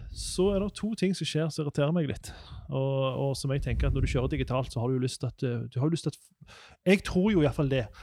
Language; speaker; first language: Norwegian; native; Norwegian